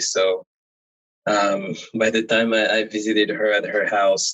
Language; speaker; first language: English; non-native, fluent; French